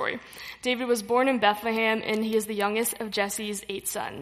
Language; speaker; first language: English; native; English